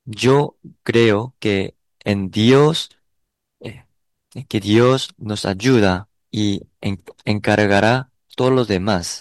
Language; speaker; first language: Spanish; non-native, learner; Korean